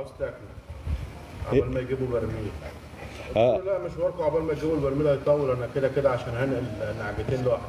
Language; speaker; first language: Arabic; native; Arabic